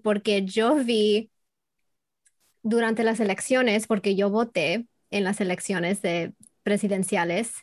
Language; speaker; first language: Spanish; early bilingual, heritage; English